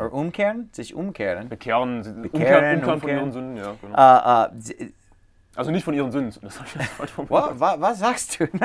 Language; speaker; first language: German; non-native, learner; English